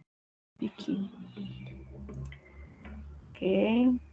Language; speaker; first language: English; non-native, fluent; Spanish